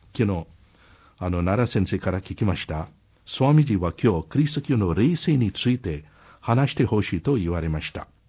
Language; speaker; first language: Japanese; non-native, fluent; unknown